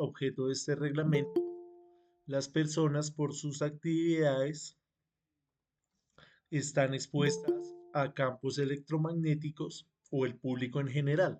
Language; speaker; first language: Spanish; native; Spanish